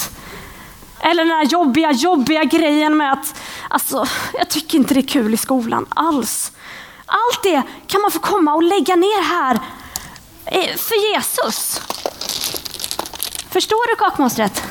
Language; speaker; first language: Swedish; native; Swedish